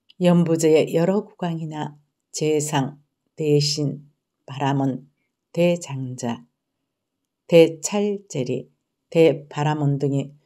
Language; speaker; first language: Korean; native; Korean